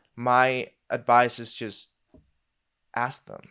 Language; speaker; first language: English; non-native, fluent; Spanish